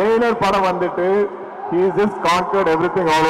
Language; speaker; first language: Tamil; non-native, local second language; Malayalam